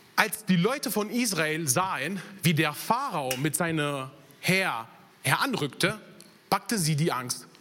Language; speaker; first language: German; non-native, fluent; Italian